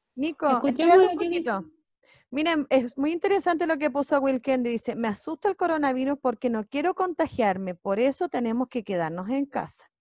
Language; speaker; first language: Spanish; native; Spanish